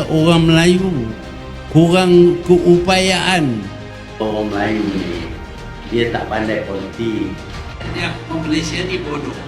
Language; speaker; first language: Malay; native; Malay